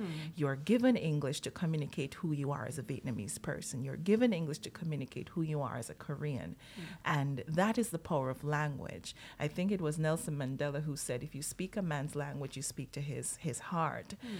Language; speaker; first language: English; non-native, local second language; Jamaican Creole English